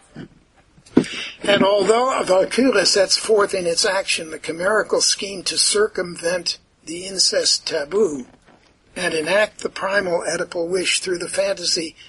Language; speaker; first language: English; native; English